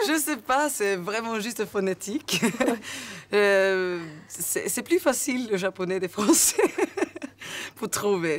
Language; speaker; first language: French; non-native, learner; Swedish